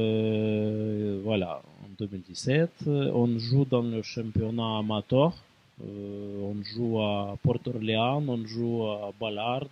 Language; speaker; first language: French; non-native, fluent; Russian